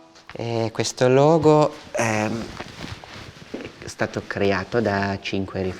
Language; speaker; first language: Italian; non-native, fluent; Persian